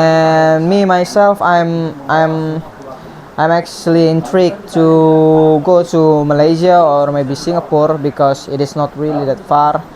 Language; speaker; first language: English; non-native, learner; Indonesian